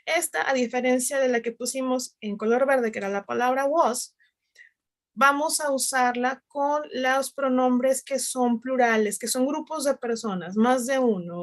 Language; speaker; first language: Spanish; native; Spanish